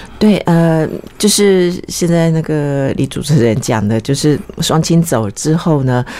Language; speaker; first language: Chinese; early bilingual, other home language; Japanese